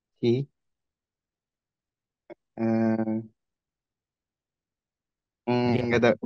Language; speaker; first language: Chinese; non-native, learner; Indonesian